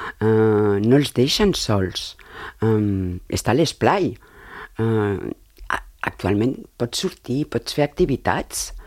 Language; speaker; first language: Catalan; early bilingual, heritage; Catalan